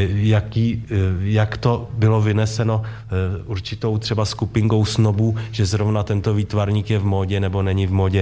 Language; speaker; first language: Czech; native; Czech